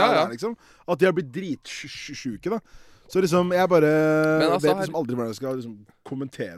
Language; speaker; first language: Norwegian; native; Norwegian